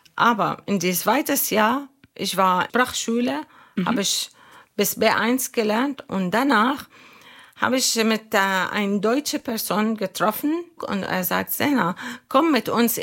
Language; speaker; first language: German; non-native, learner; Arabic